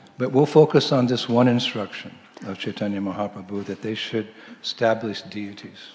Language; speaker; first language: English; native; English